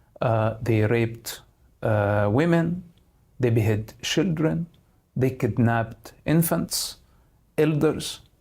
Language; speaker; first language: English; non-native, fluent; Arabic